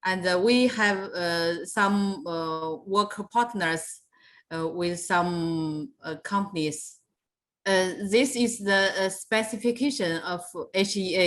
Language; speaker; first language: English; non-native, fluent; Chinese